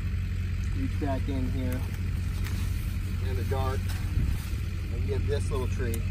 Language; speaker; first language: English; native; English